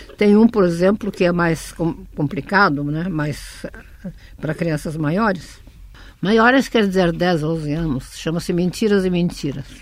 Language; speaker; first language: Portuguese; early bilingual, other home language; Russian